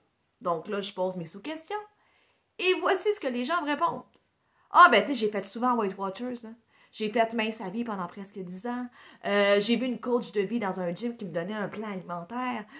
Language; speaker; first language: French; native; French